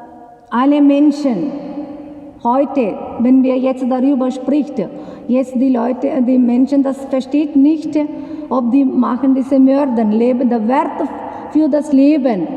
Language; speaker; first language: German; non-native, learner; Malayalam